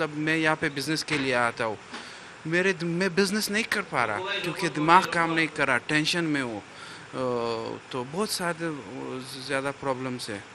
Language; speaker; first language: Hindi; non-native, fluent; Pashto